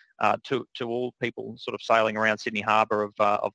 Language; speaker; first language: English; native; English